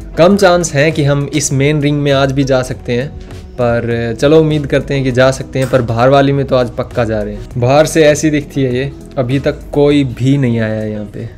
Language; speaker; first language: Hindi; native; Hindi